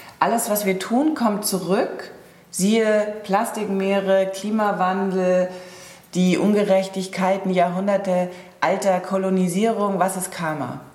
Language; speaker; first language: German; native; German